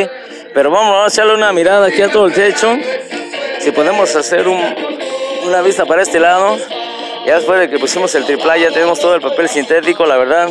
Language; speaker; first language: Spanish; native; Spanish